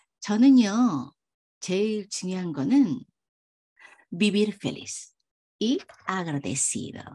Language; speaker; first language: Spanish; non-native, fluent; Korean